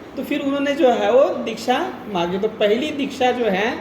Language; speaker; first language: Hindi; non-native, local second language; Marathi